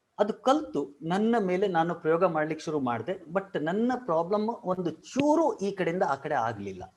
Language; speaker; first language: Kannada; non-native, local second language; Marwari